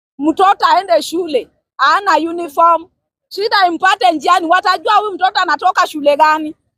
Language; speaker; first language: Swahili; non-native, local second language; Luo (Kenya and Tanzania)